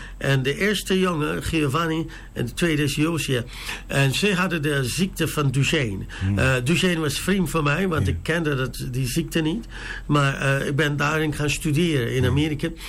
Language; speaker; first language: Dutch; non-native, fluent; English